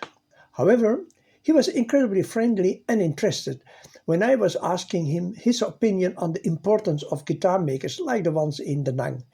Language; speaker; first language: English; non-native, fluent; Dutch